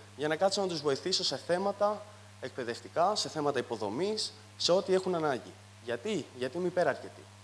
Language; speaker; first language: Greek; native; Greek